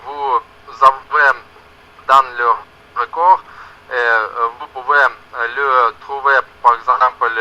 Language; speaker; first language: French; non-native, learner; Russian